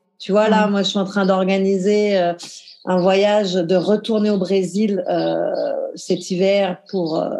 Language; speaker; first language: French; native; French